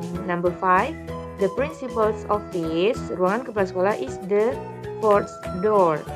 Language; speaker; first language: English; non-native, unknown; Indonesian